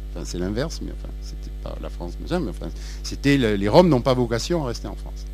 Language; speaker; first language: French; native; French